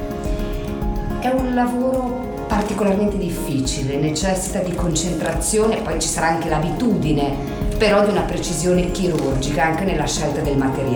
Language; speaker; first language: Italian; native; Italian